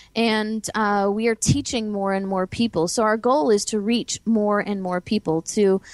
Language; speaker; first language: English; native; English